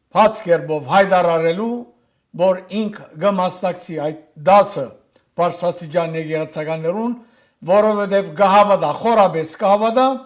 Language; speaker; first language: Armenian; native; Armenian